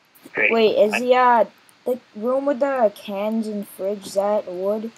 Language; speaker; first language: English; native; English